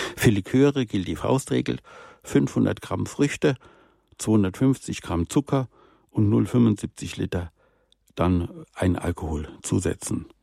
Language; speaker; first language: German; native; German